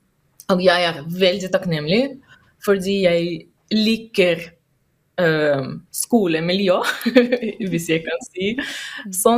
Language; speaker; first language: Norwegian; non-native, learner; Russian